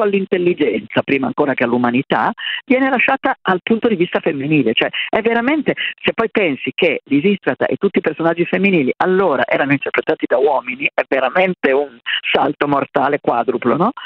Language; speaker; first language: Italian; native; Italian